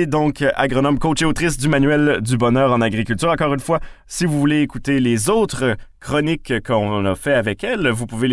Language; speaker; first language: French; native; French